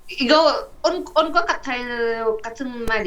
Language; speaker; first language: Korean; non-native, learner; Vietnamese